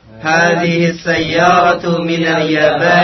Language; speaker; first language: Arabic; non-native, learner; Indonesian